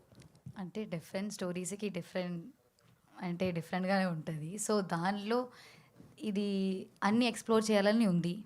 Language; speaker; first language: Telugu; non-native, learner; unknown